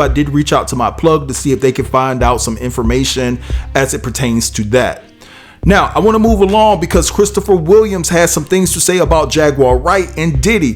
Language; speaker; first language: English; native; English